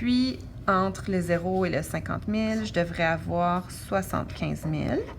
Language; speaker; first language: French; native; French